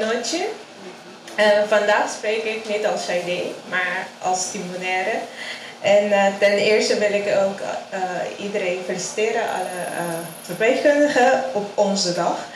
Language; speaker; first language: Dutch; non-native, local second language; English